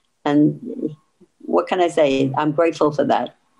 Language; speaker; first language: English; early bilingual, other home language; Ladino